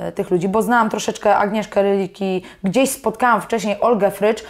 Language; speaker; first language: Polish; native; Polish